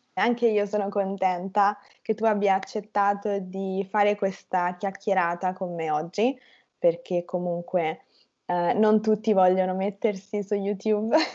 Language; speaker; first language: Italian; native; Italian